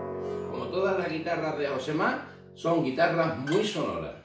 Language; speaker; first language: Spanish; native; Spanish